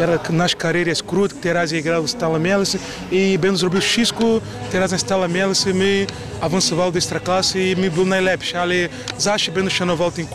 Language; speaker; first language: Polish; non-native, learner; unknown